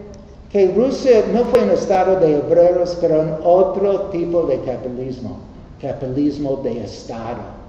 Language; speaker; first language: Spanish; non-native, learner; English